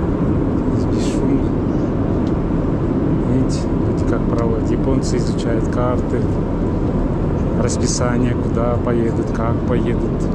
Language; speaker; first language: Russian; non-native, local second language; Kyrgyz